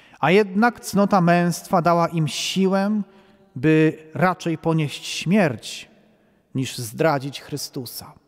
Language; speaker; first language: Polish; native; Polish